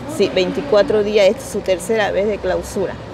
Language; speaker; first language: Spanish; native; Spanish